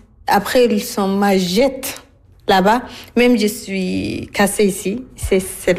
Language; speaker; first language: French; non-native, learner; Arabic